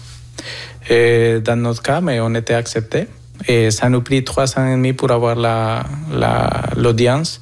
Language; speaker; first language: French; non-native, fluent; Spanish